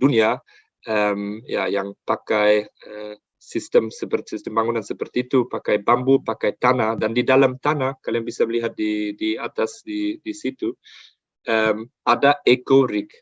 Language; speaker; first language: Indonesian; non-native, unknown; German